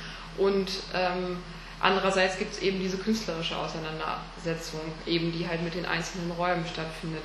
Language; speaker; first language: German; native; German